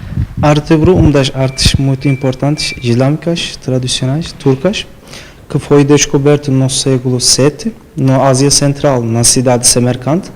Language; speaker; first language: Portuguese; non-native, fluent; Turkish